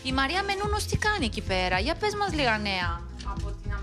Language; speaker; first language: Greek; native; Greek